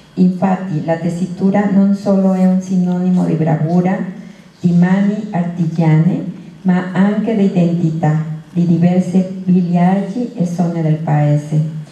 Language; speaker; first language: Italian; non-native, learner; Spanish